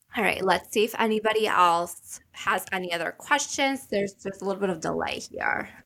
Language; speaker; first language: English; early bilingual, other home language; Italian